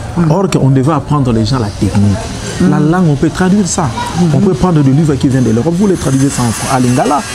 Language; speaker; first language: French; non-native, local second language; Lingala